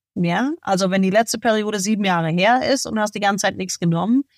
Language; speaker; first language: German; non-native, fluent; English